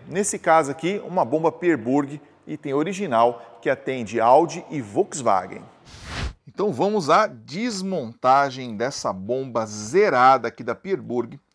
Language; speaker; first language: Portuguese; native; Portuguese